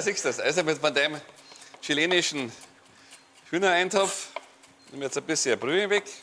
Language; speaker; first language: German; native; German